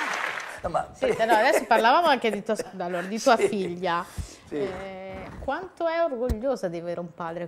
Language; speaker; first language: Italian; native; Italian